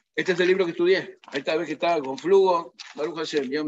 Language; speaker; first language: Spanish; native; Spanish